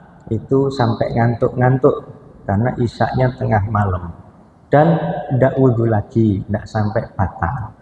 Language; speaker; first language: Indonesian; non-native, local second language; Javanese